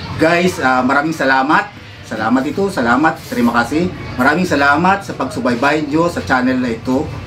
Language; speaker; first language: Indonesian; non-native, fluent; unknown